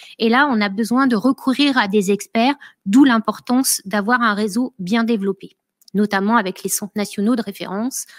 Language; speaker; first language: French; native; French